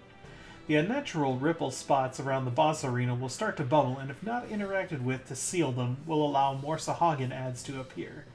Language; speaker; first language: English; native; English